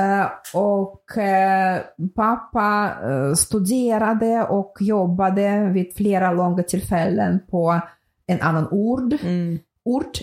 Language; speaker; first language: Swedish; non-native, fluent; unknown